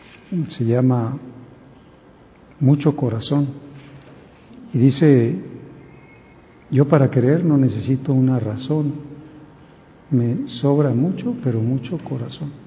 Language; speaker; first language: Spanish; native; Spanish